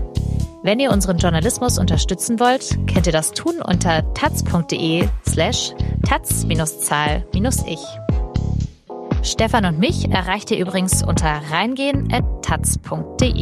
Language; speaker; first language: German; native; German